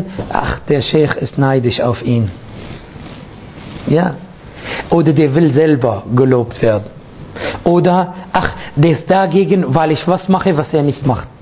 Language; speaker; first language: German; non-native, fluent; Arabic